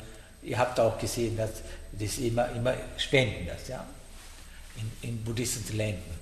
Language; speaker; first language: German; non-native, fluent; Sinhala